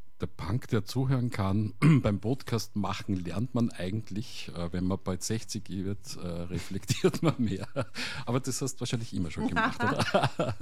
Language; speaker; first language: German; native; German